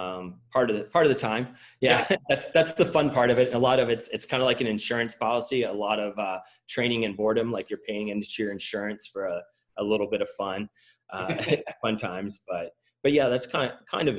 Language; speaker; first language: English; native; English